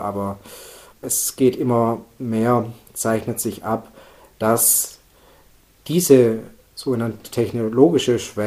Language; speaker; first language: German; native; German